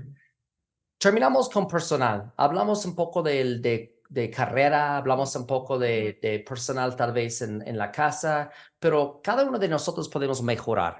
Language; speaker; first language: Spanish; non-native, learner; English